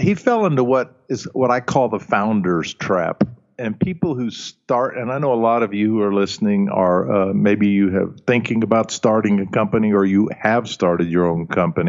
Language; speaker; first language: English; early bilingual, other home language; German